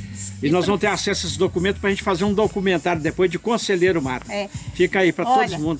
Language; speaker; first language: Portuguese; native; Portuguese